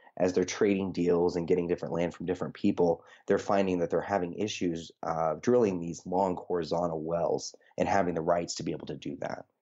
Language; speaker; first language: English; native; English